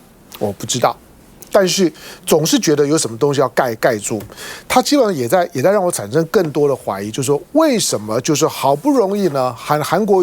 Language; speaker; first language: Chinese; native; Chinese